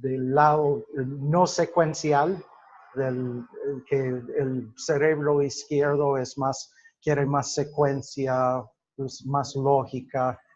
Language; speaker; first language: Spanish; non-native, fluent; English